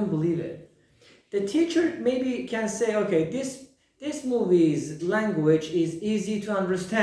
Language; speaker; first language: English; non-native, fluent; Persian